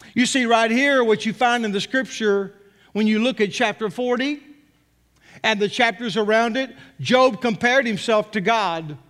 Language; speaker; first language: English; native; English